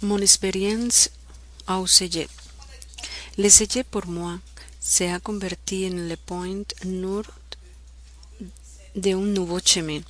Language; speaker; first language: French; non-native, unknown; Spanish